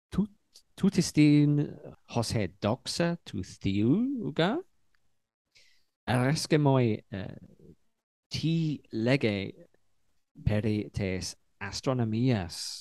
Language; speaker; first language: Greek; non-native, learner; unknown